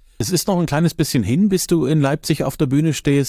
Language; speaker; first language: German; native; German